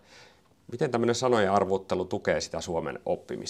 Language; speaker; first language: Finnish; native; Finnish